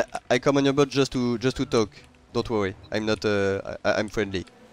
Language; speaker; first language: English; non-native, learner; French